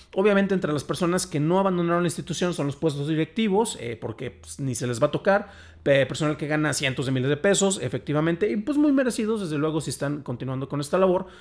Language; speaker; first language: Spanish; native; Spanish